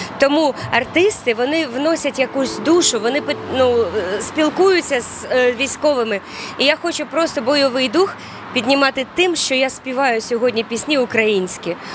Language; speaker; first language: Ukrainian; non-native, local second language; Russian